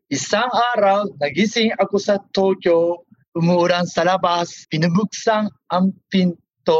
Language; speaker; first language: Filipino; non-native, learner; Japanese